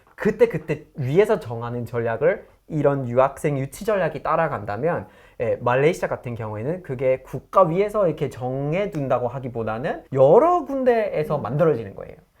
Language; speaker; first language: Korean; non-native, fluent; English